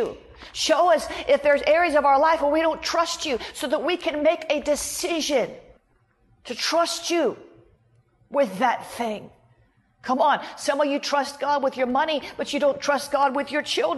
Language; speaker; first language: English; native; English